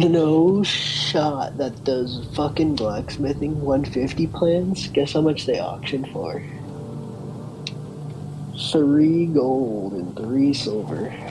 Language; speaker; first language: English; native; English